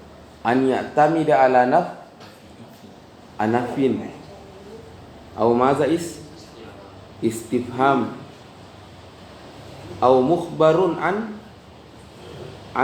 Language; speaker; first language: Arabic; non-native, fluent; Indonesian